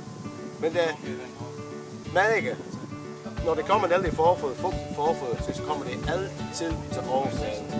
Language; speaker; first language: Danish; non-native, fluent; English